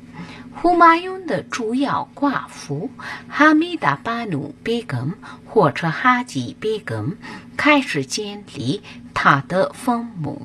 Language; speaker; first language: Chinese; non-native, fluent; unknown